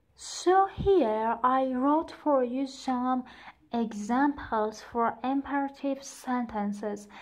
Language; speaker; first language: English; non-native, fluent; Persian